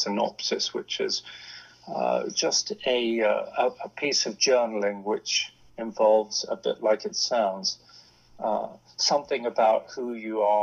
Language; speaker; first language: English; native; English